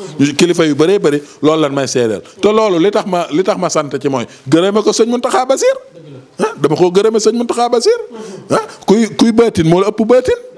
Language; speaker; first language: Wolof; native; Wolof